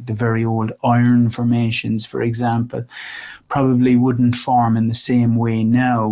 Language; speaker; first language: English; native; English